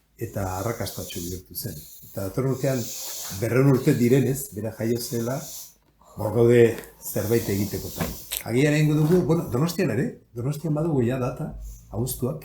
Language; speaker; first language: Basque; native; Basque